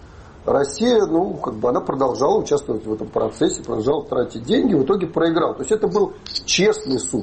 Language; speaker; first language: Russian; native; Russian